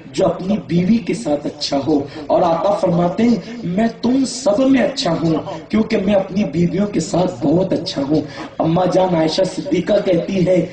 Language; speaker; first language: Urdu; native; Urdu